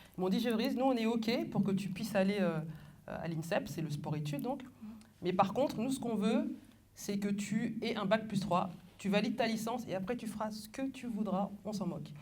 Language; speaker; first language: French; early bilingual, other home language; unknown